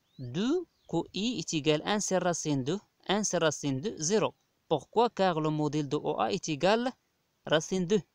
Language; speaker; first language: French; non-native, local second language; Arabic